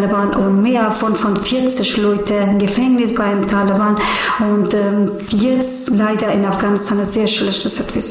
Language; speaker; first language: German; non-native, learner; Persian